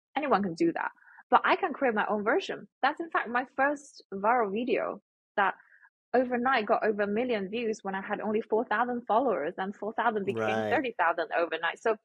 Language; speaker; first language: English; non-native, fluent; Chinese